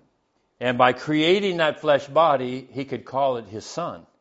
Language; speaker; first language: English; native; English